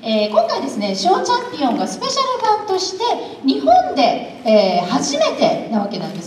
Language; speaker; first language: Japanese; native; Japanese